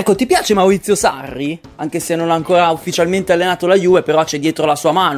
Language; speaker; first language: Italian; native; Italian